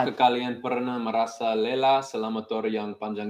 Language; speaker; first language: Indonesian; non-native, learner; English